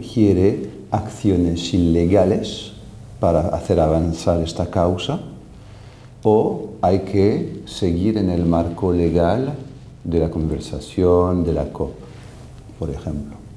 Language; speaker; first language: Spanish; non-native, fluent; French